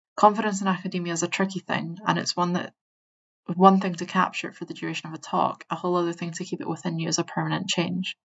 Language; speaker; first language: English; native; English